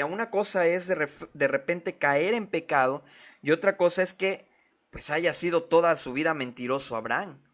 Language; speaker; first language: Spanish; native; Spanish